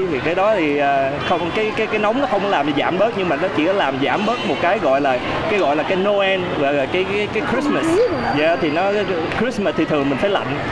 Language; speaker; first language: Vietnamese; native; Vietnamese